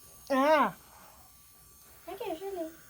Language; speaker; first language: French; native; French